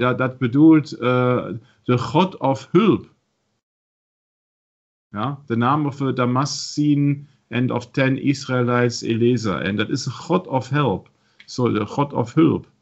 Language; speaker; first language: Dutch; non-native, learner; German